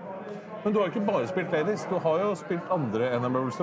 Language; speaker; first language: Norwegian; native; Norwegian